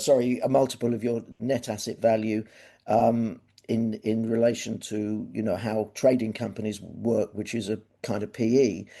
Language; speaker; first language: English; native; English